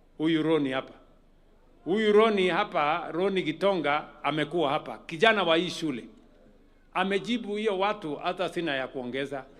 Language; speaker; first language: Swahili; non-native, local second language; Kalenjin